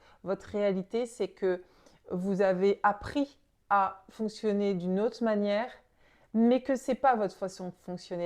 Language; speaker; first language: French; native; French